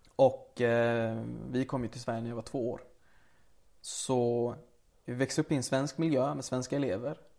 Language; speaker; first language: Swedish; early bilingual, other home language; Arabic